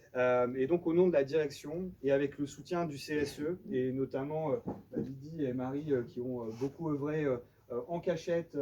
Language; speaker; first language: French; native; French